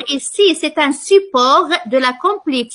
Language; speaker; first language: French; non-native, local second language; Arabic